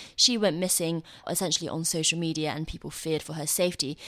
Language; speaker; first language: English; non-native, fluent; Chinese